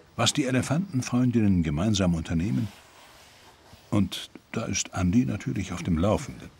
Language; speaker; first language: German; native; German